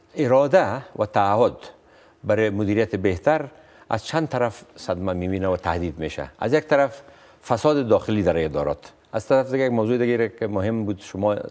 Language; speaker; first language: Persian; non-native, local second language; Pashto